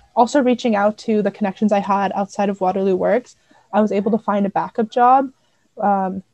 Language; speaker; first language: English; native; English